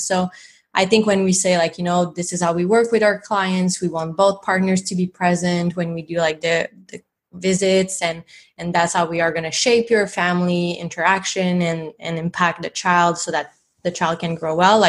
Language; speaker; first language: English; non-native, fluent; French